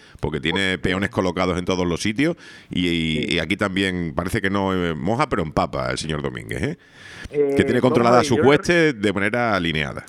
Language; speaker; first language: Spanish; native; Spanish